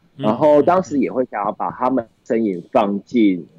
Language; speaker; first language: Chinese; native; Chinese